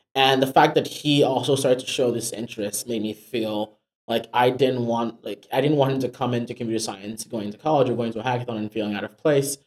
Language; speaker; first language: English; non-native, local second language; Yoruba